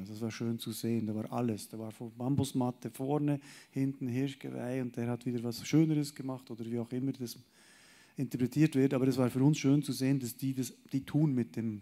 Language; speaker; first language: German; native; German